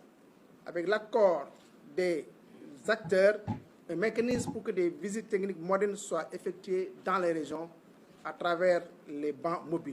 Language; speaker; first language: French; non-native, local second language; Wolof